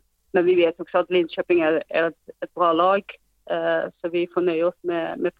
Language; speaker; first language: Swedish; non-native, fluent; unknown